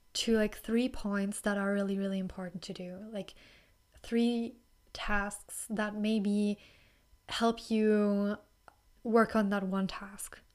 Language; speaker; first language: English; non-native, fluent; German